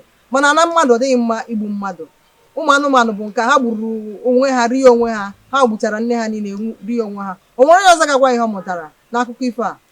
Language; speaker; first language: Igbo; native; Igbo